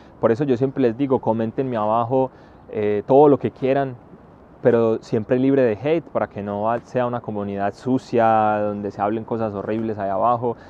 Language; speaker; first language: Spanish; native; Spanish